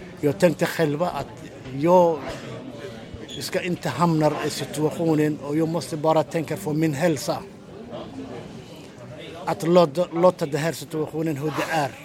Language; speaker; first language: Swedish; non-native, fluent; Somali